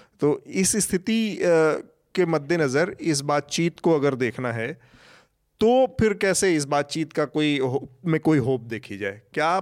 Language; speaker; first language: Hindi; native; Hindi